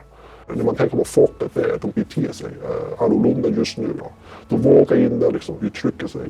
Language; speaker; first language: Swedish; non-native, fluent; Cantonese